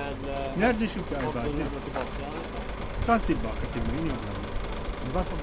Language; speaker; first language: Swedish; non-native, learner; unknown